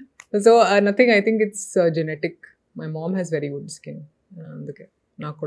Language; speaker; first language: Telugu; non-native, local second language; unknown